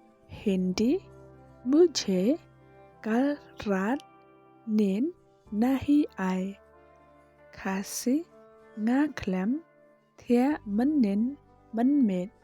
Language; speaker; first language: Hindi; non-native, local second language; Khasi